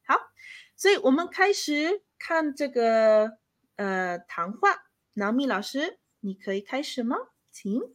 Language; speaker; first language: Chinese; non-native, fluent; Spanish